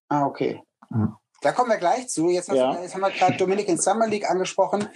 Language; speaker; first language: German; native; German